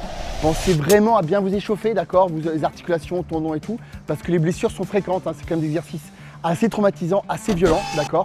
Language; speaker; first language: French; native; French